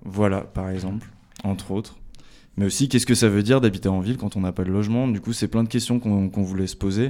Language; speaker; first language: French; native; French